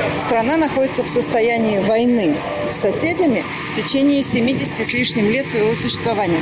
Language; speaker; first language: Russian; native; Russian